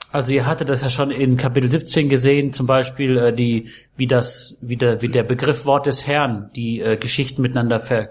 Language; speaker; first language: German; native; German